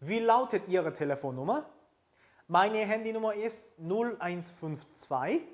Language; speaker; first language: German; non-native, fluent; Korean